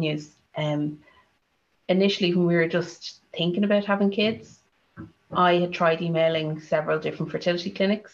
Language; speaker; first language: English; native; English